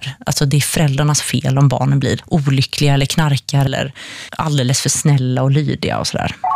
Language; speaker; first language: Swedish; native; Swedish